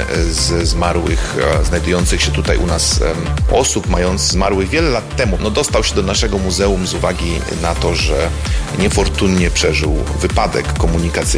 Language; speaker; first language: Polish; native; Polish